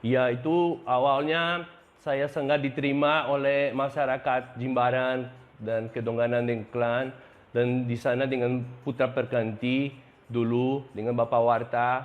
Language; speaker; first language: Indonesian; non-native, fluent; Portuguese